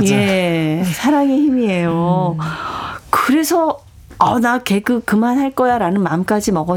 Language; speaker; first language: Korean; native; Korean